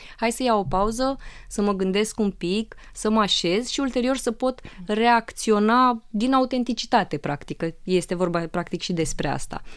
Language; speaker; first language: Romanian; non-native, local second language; Russian